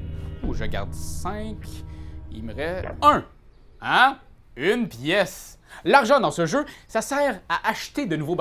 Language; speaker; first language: French; native; French